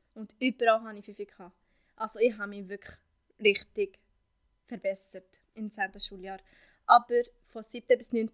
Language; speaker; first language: German; non-native, fluent; Arabic